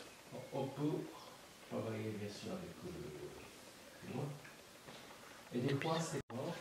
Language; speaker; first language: French; non-native, learner; Japanese